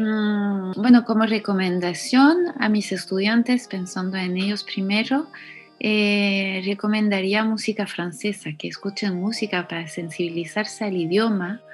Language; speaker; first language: Spanish; non-native, fluent; French